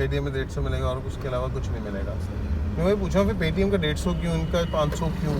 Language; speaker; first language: Hindi; non-native, local second language; Punjabi